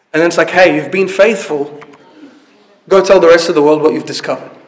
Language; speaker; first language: English; early bilingual, other home language; Arabic